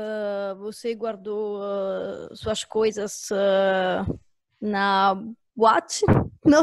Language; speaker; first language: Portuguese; non-native, learner; French